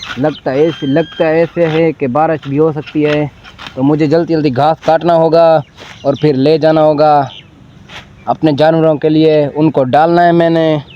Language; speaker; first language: Urdu; non-native, local second language; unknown